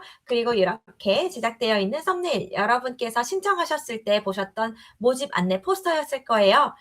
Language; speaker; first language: Korean; native; Korean